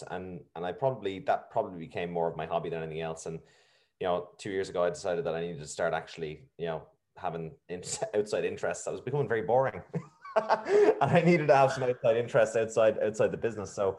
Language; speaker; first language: English; native; English